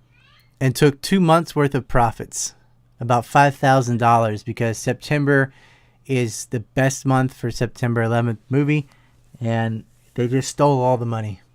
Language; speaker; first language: English; native; English